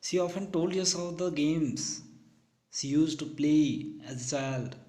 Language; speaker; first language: English; non-native, local second language; Hindi